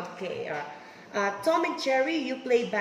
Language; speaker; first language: English; non-native, fluent; Vietnamese